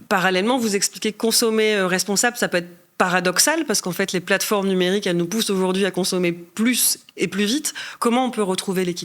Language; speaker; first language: French; native; French